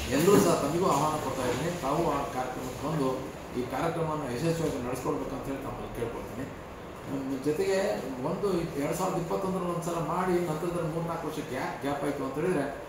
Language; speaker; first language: Kannada; non-native, local second language; Lambadi